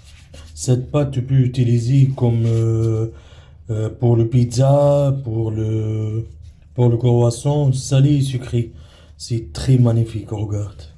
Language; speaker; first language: French; non-native, learner; Arabic